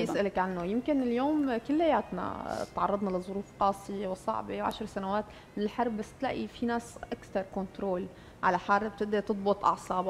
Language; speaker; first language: Arabic; native; Arabic